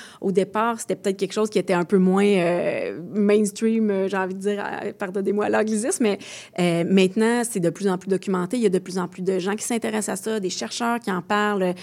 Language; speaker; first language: French; native; French